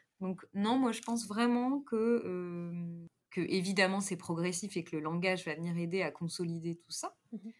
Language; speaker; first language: French; native; French